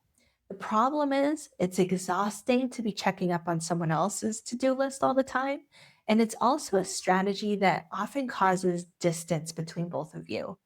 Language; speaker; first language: English; native; English